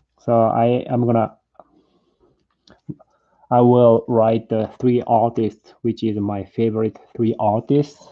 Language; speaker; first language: English; non-native, learner; Japanese